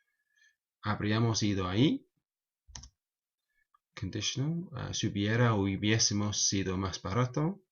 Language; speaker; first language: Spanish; non-native, fluent; English